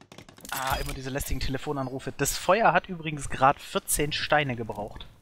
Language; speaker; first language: German; native; German